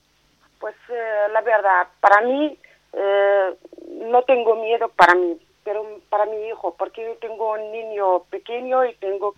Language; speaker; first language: Spanish; non-native, learner; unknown